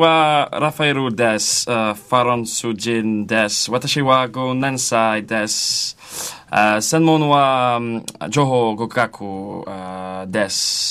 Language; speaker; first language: Japanese; non-native, learner; French